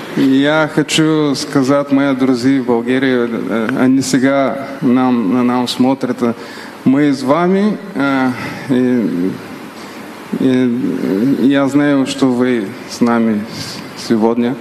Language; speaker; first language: Russian; non-native, learner; Bulgarian